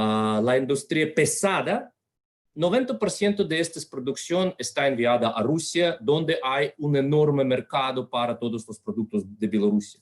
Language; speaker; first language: Spanish; non-native, fluent; Russian